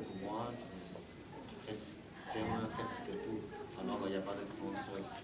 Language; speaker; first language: French; non-native, learner; Chinese